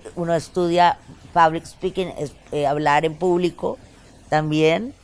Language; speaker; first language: Spanish; native; Spanish